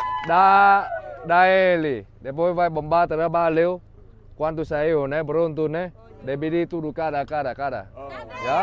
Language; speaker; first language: Portuguese; non-native, learner; Vietnamese